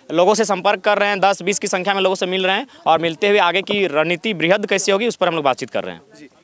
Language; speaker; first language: Hindi; non-native, local second language; Magahi